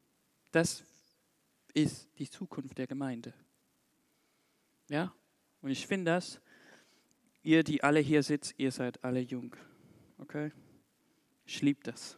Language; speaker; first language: German; non-native, fluent; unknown